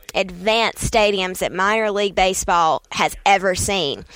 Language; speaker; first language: English; native; English